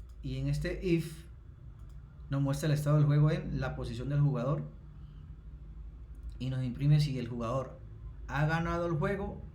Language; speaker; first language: Spanish; native; Spanish